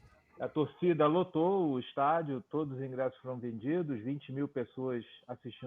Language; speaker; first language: Portuguese; native; Portuguese